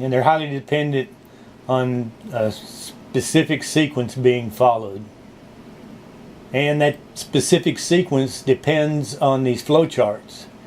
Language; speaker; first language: English; native; English